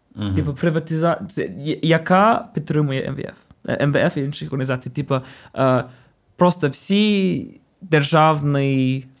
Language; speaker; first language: Ukrainian; non-native, fluent; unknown